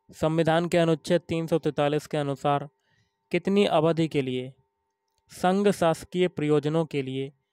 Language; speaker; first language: Hindi; native; Hindi